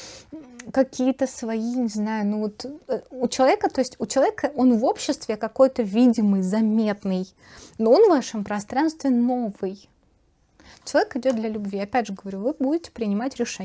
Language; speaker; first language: Russian; native; Russian